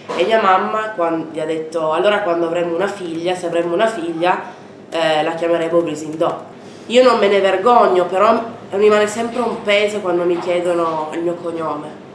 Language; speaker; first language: Italian; native; Italian